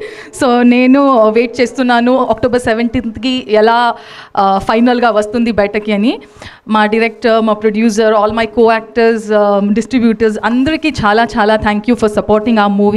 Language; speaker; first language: Telugu; non-native, local second language; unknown